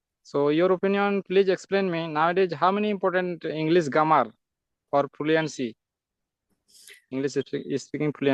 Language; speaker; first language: English; non-native, learner; Santali